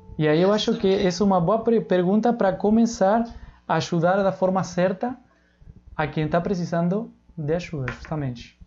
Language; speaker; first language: Portuguese; non-native, fluent; Spanish